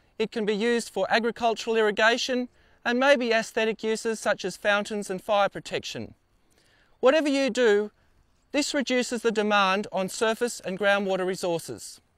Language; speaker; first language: English; native; English